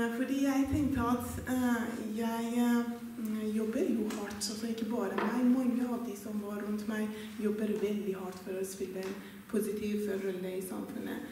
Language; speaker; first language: Norwegian; non-native, fluent; Persian